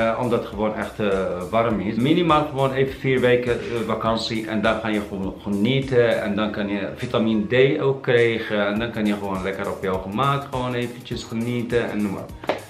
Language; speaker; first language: Dutch; non-native, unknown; Arabic